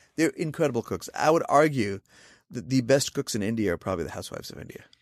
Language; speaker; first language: English; non-native, local second language; Hindi